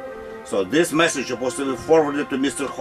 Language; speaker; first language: English; non-native, learner; Russian